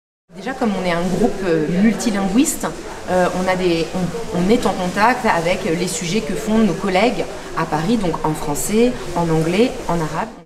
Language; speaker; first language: French; non-native, fluent; Spanish